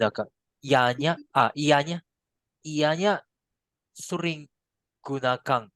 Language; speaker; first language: Indonesian; non-native, learner; Japanese